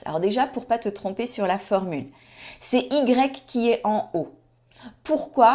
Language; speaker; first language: French; native; French